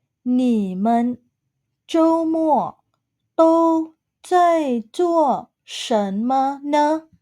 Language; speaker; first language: Chinese; non-native, fluent; Thai